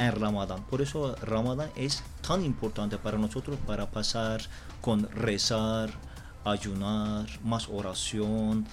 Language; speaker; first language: Spanish; non-native, learner; Turkish